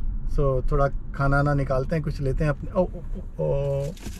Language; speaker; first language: Japanese; non-native, fluent; Urdu